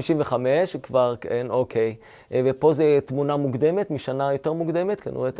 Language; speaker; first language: Hebrew; native; Hebrew